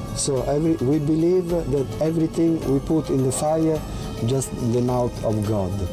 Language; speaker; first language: English; non-native, learner; Italian